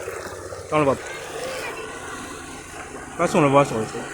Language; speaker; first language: French; native; French